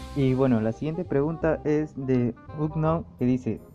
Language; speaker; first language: Spanish; native; Spanish